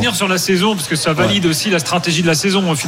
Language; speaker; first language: French; native; French